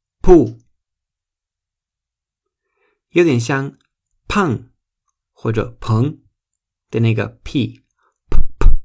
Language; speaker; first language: Chinese; non-native, fluent; Spanish